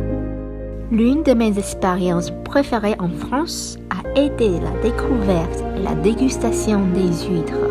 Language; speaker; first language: French; non-native, fluent; Chinese